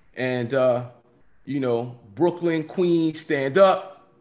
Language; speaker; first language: English; native; English